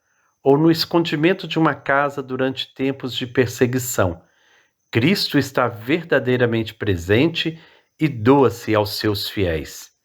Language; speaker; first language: Portuguese; native; Portuguese